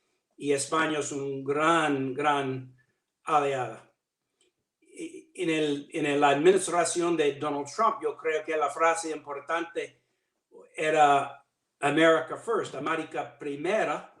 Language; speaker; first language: Spanish; non-native, fluent; English